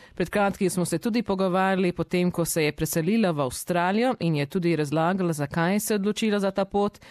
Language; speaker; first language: Slovenian; early bilingual, heritage; Slovenian